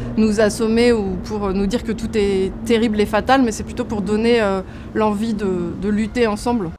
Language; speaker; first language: French; native; French